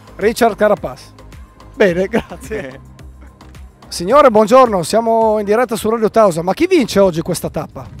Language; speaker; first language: Italian; native; Italian